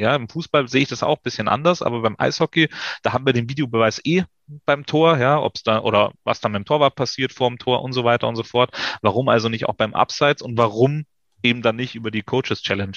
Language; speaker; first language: German; native; German